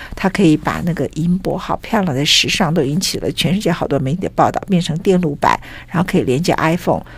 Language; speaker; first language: Chinese; native; Chinese